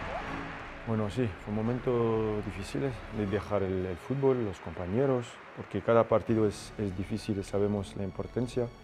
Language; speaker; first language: Spanish; non-native, fluent; French